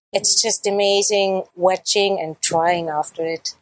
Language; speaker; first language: English; non-native, fluent; German